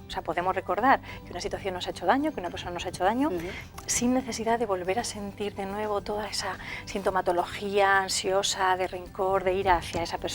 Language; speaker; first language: Spanish; native; Spanish